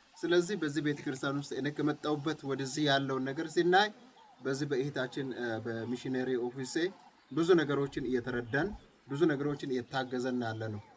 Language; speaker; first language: Amharic; non-native, local second language; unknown